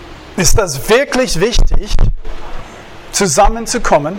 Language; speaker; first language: German; non-native, fluent; English